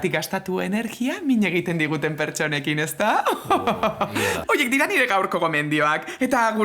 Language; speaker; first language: Basque; native; Basque